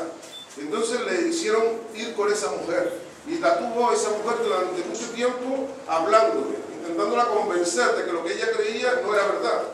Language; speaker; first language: Spanish; native; Spanish